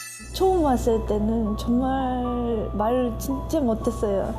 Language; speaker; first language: Korean; non-native, learner; Japanese